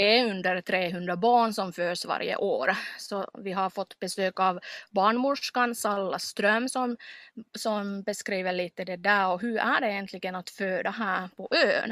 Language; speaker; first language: Swedish; non-native, local second language; Finnish